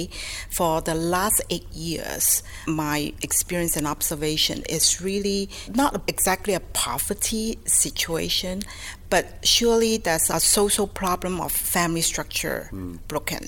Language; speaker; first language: English; non-native, local second language; Cantonese